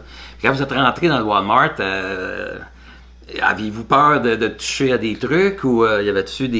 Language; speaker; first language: French; native; French